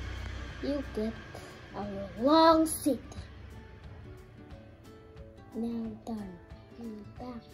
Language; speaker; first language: English; early bilingual, other home language; Indonesian